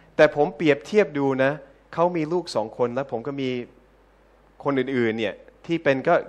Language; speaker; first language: Thai; early bilingual, heritage; Thai